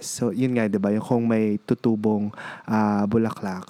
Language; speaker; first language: Filipino; native; Filipino